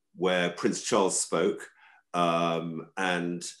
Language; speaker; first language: English; native; English